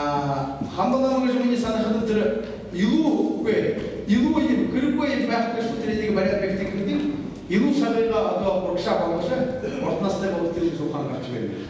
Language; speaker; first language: Mongolian; non-native, learner; Buriat